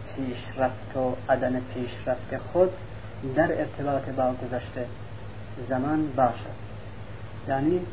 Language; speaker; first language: Persian; non-native, local second language; Central Kurdish